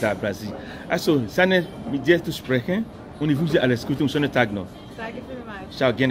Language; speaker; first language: German; non-native, learner; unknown